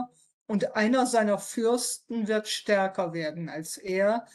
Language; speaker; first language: German; native; German